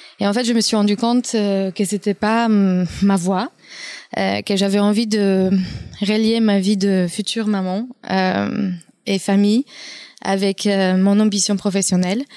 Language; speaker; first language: French; non-native, fluent; Polish